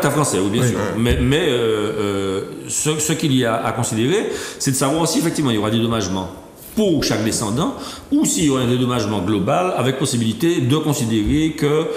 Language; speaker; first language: French; native; French